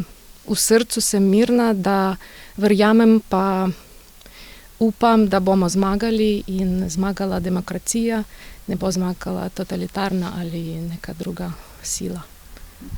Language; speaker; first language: Slovenian; non-native, learner; Ukrainian